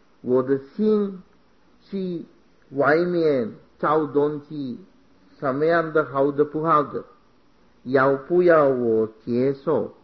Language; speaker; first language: Chinese; non-native, fluent; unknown